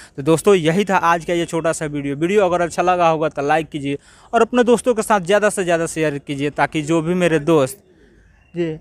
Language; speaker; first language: Hindi; native; Hindi